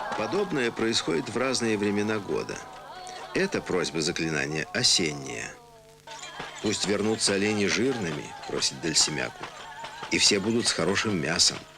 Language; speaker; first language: Russian; native; Russian